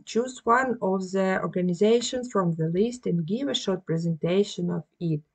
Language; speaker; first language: English; non-native, fluent; Ukrainian